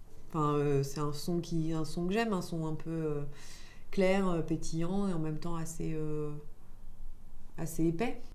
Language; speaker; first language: French; native; French